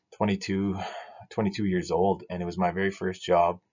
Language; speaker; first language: English; native; English